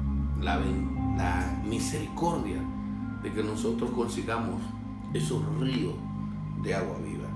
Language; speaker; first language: Spanish; native; Spanish